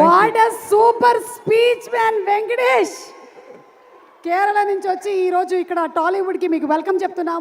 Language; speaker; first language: Telugu; native; Telugu